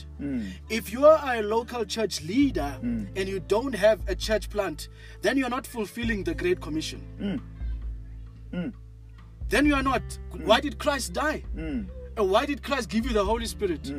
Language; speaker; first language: English; non-native, local second language; Xhosa